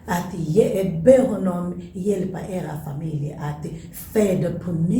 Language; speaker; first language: Swedish; non-native, learner; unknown